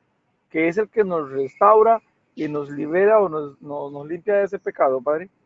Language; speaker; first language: Spanish; native; Spanish